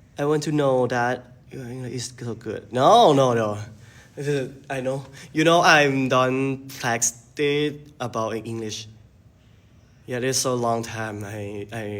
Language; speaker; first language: English; non-native, learner; Thai